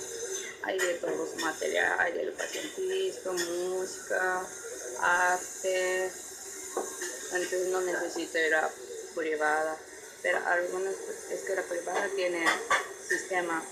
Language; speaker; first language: Spanish; non-native, learner; Japanese